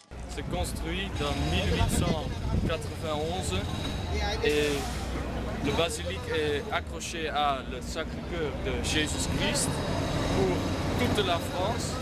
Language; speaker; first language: French; non-native, learner; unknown